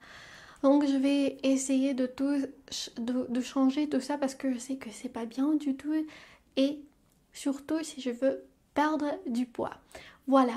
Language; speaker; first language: French; non-native, fluent; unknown